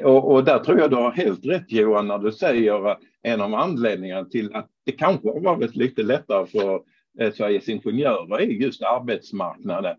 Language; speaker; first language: Swedish; non-native, fluent; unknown